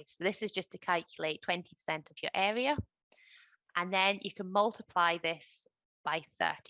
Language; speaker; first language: English; native; English